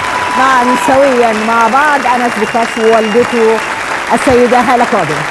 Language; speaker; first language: Arabic; native; Arabic